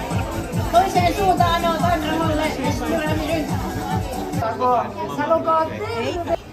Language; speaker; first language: Finnish; native; Finnish